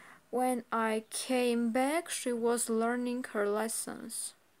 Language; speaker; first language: English; non-native, fluent; Armenian